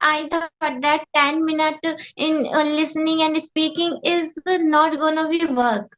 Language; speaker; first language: English; non-native, learner; Hindi